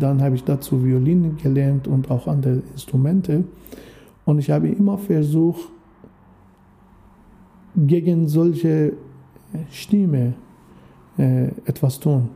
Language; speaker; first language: German; non-native, learner; Persian